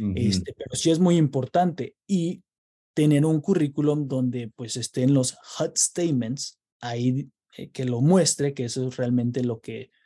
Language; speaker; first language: Spanish; native; Spanish